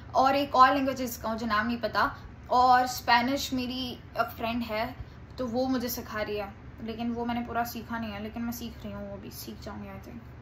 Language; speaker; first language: Hindi; non-native, local second language; Gujarati